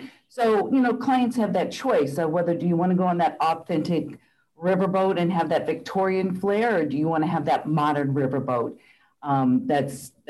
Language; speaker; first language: English; native; English